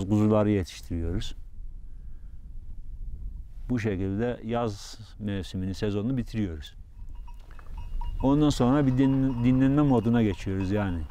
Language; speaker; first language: Turkish; native; Turkish